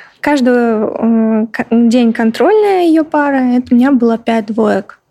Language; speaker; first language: Russian; native; Russian